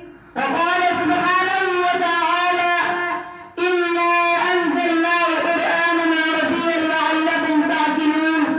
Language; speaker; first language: Arabic; non-native, learner; Urdu